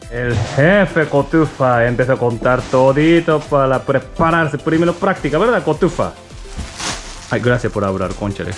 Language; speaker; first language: Spanish; native; Spanish